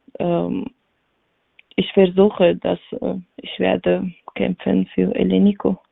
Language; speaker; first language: German; non-native, learner; Georgian